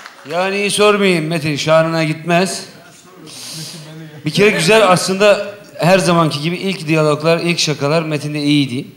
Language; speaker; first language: Turkish; native; Turkish